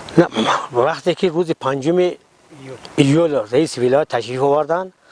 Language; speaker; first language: Tajik; native; Tajik